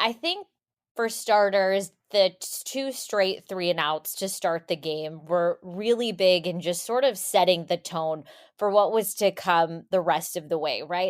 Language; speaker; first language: English; native; English